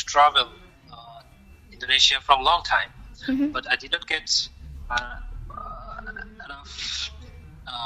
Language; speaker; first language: English; non-native, local second language; Bangla